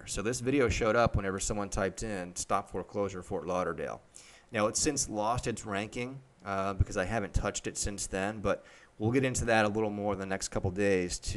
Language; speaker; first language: English; native; English